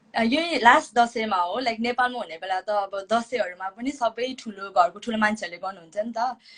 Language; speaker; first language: Nepali; early bilingual, heritage; Nepali